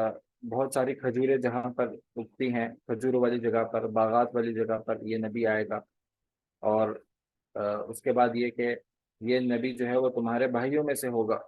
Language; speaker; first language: Urdu; native; Urdu